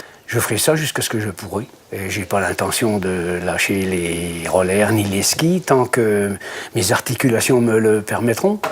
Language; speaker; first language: French; native; French